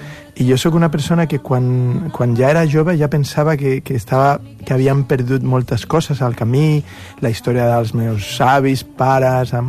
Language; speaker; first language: Catalan; non-native, fluent; Spanish